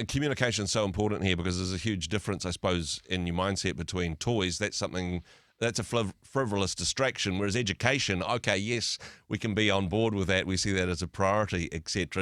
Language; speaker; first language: English; native; English